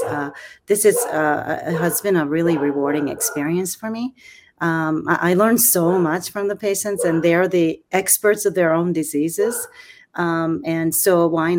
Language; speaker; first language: English; non-native, fluent; Japanese